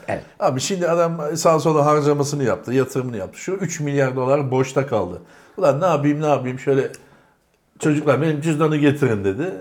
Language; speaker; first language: Turkish; native; Turkish